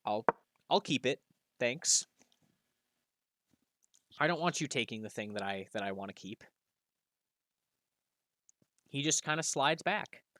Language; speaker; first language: English; native; English